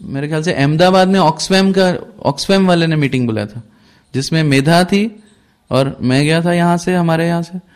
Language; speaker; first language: Hindi; native; Hindi